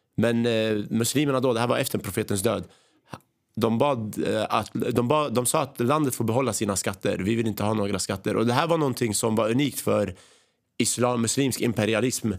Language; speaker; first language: Swedish; early bilingual, other home language; Arabic